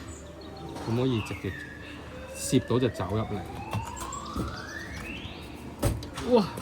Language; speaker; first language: Chinese; native; Chinese